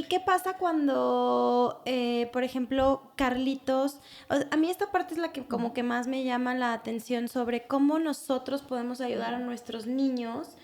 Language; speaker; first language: Spanish; native; Spanish